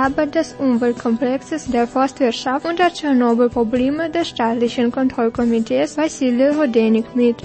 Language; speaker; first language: German; non-native, fluent; Russian